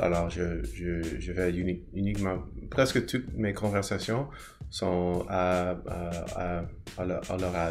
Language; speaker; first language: French; non-native, learner; English